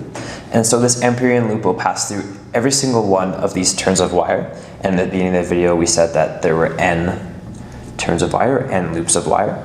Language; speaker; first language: English; native; English